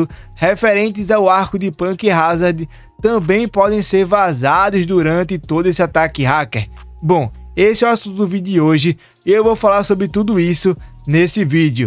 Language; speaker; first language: Portuguese; native; Portuguese